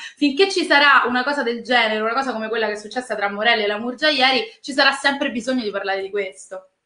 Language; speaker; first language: Italian; native; Italian